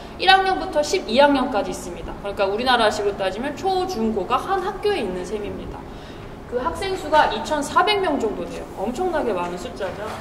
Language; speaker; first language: Korean; native; Korean